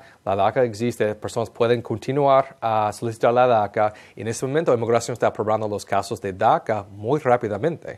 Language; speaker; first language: Spanish; non-native, fluent; English